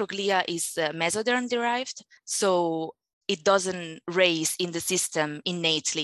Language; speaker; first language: English; non-native, fluent; Spanish